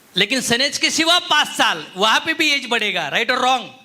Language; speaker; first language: Hindi; non-native, local second language; Marathi